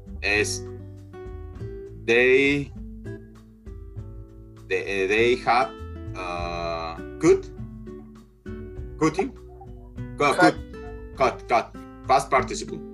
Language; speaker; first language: English; non-native, learner; Spanish